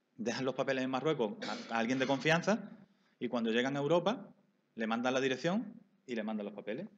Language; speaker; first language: Spanish; native; Spanish